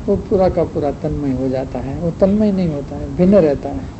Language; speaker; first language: Hindi; non-native, local second language; Gujarati